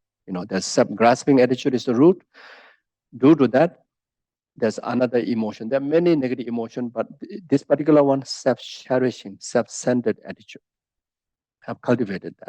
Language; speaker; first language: English; non-native, fluent; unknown